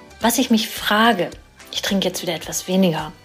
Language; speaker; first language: German; native; German